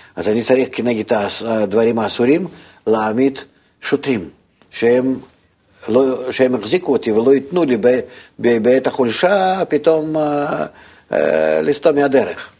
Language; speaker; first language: Hebrew; non-native, fluent; Russian